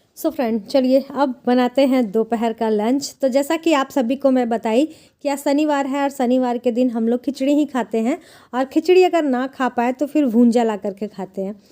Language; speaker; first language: Hindi; non-native, local second language; Bangla